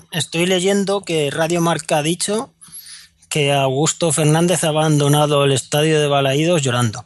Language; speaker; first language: Spanish; native; Spanish